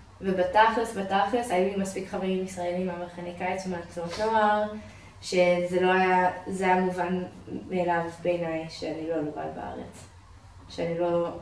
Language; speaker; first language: Hebrew; non-native, fluent; English